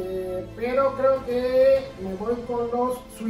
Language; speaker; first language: Spanish; native; Spanish